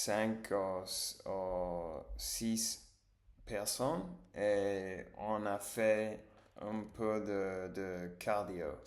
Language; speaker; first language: French; non-native, learner; English